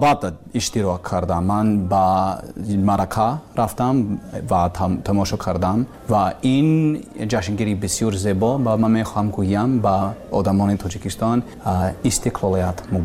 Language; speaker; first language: Persian; non-native, learner; English